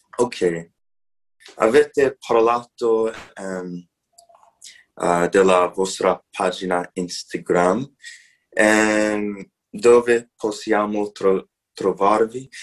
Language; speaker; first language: Italian; non-native, learner; English